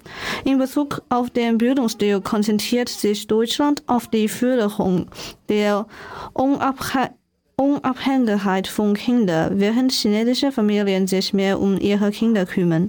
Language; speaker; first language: German; non-native, learner; Chinese